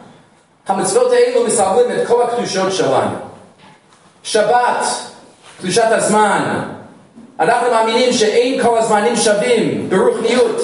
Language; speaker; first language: Hebrew; non-native, fluent; English